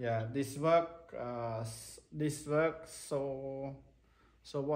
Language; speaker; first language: English; non-native, learner; Khmer